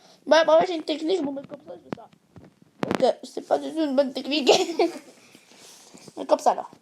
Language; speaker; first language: French; native; French